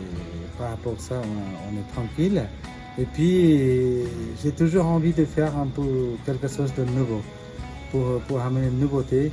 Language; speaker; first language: French; non-native, fluent; Nepali